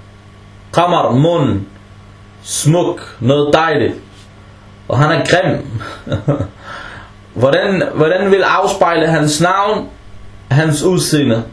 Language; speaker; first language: Danish; early bilingual, other home language; Arabic